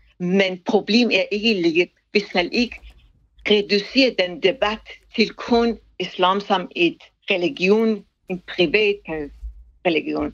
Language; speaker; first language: Danish; non-native, fluent; Persian